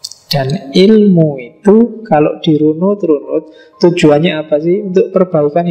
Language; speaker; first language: Indonesian; native; Indonesian